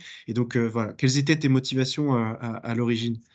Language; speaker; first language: French; native; French